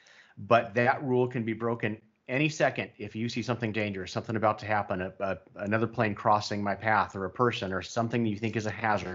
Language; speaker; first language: English; native; English